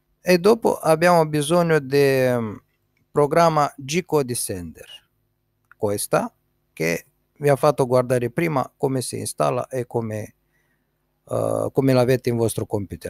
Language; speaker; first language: Italian; non-native, learner; Romanian